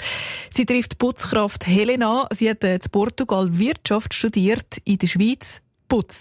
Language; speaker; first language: German; native; German